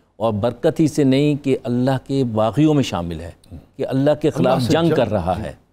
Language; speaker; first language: Urdu; native; Urdu